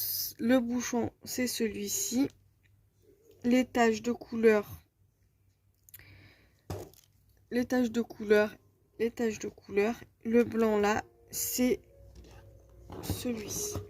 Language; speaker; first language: French; native; French